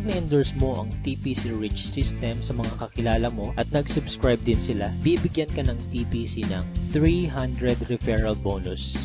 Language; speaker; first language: Filipino; native; Filipino